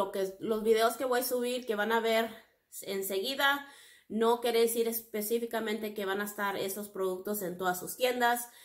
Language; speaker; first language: Spanish; early bilingual, heritage; Spanish